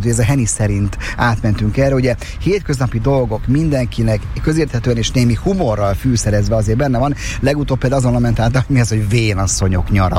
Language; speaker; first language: Hungarian; native; Hungarian